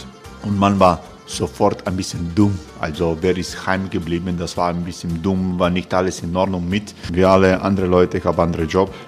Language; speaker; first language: German; non-native, learner; Croatian